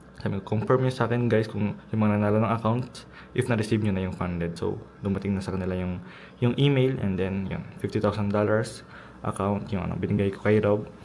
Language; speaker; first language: Filipino; early bilingual, heritage; Filipino